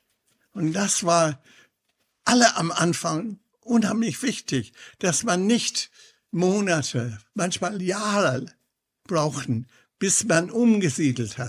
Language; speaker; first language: German; non-native, fluent; English